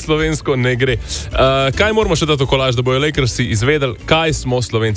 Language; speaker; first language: Slovenian; native; Slovenian